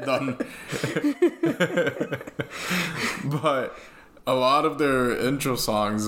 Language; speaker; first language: English; non-native, fluent; Spanish